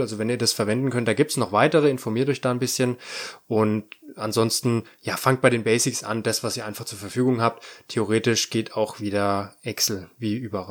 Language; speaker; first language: German; native; German